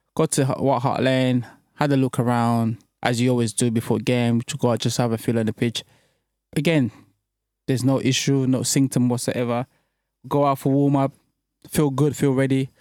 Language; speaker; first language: English; early bilingual, other home language; French